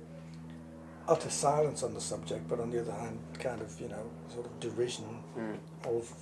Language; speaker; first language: English; native; English